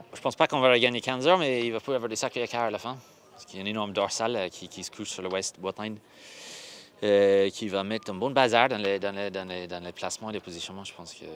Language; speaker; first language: French; non-native, fluent; English